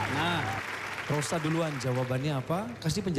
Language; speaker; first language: Indonesian; native; Indonesian